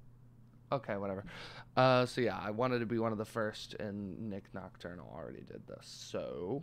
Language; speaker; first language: English; native; English